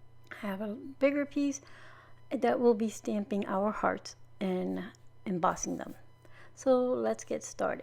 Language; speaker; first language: English; native; English